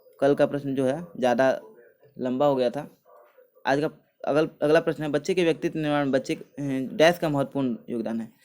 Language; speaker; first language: Hindi; native; Hindi